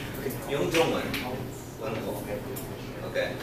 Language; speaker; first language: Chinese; non-native, learner; English